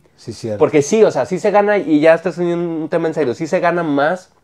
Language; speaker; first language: Spanish; native; Spanish